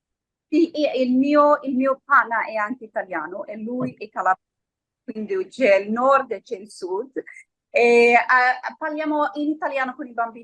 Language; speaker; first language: Italian; early bilingual, heritage; Friulian